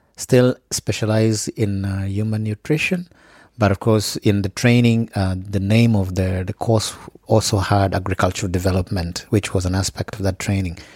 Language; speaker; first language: English; non-native, local second language; Acoli